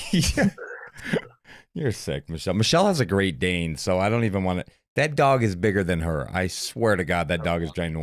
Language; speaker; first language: English; native; English